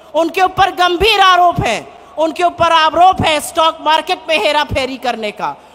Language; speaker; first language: Hindi; native; Hindi